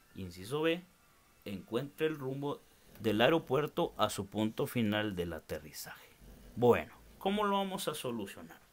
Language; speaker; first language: Spanish; native; Spanish